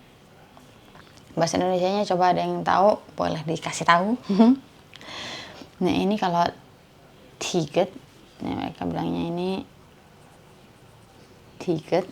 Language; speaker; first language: Indonesian; native; Indonesian